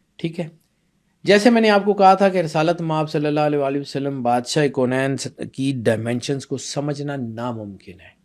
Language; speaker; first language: Urdu; non-native, local second language; Punjabi